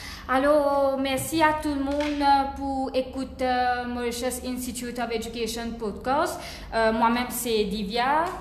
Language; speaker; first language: French; non-native, local second language; Morisyen